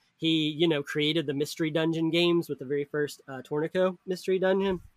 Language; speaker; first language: English; native; English